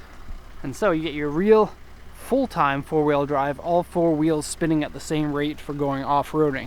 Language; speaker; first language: English; native; English